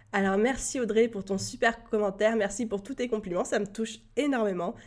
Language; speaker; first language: French; native; French